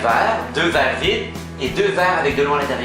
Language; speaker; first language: French; native; French